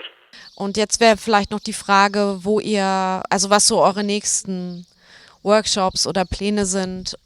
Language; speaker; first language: German; native; German